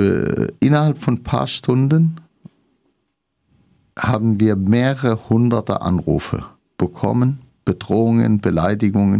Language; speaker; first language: German; non-native, fluent; Arabic